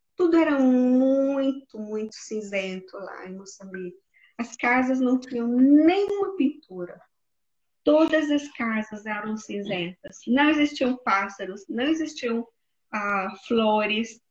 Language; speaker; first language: Portuguese; native; Portuguese